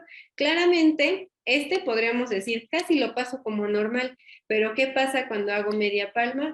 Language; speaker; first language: Spanish; native; Spanish